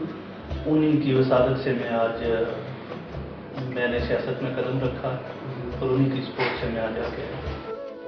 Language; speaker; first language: Urdu; non-native, local second language; Pahari-Potwari